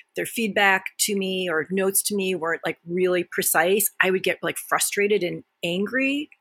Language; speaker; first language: English; early bilingual, other home language; Japanese